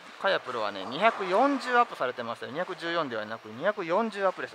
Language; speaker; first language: Japanese; native; Japanese